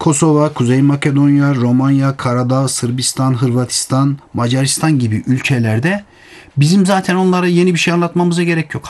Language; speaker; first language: Turkish; native; Turkish